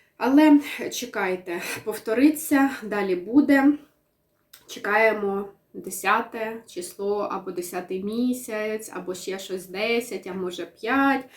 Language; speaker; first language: Ukrainian; non-native, local second language; Russian